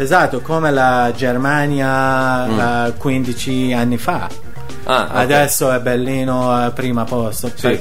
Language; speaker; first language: Italian; non-native, learner; Persian